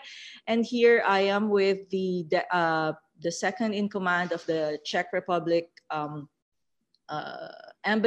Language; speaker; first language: English; non-native, local second language; Filipino